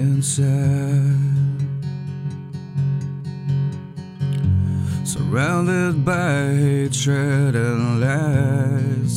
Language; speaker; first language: English; non-native, local second language; Filipino